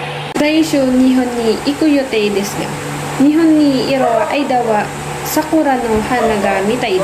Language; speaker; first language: Japanese; non-native, learner; Filipino